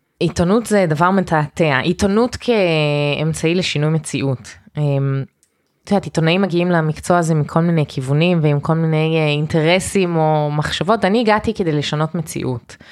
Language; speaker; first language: Hebrew; early bilingual, heritage; Hebrew